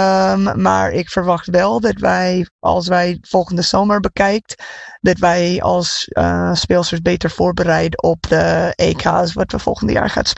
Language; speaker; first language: Dutch; non-native, fluent; English